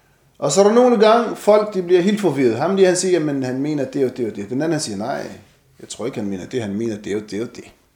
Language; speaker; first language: Danish; non-native, fluent; Arabic